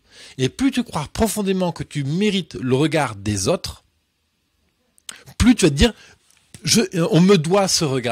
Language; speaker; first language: French; native; French